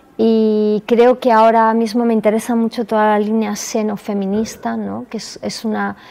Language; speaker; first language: Spanish; non-native, local second language; Galician